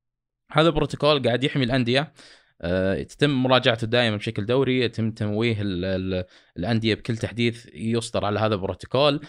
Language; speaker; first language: Arabic; native; Arabic